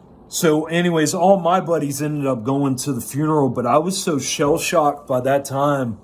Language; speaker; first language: English; native; English